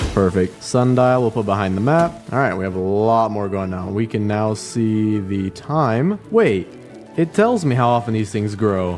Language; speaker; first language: English; native; English